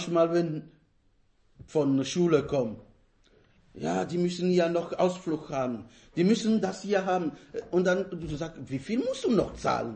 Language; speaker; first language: German; non-native, fluent; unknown